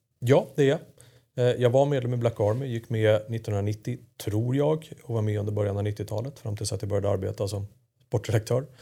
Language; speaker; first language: Swedish; native; Swedish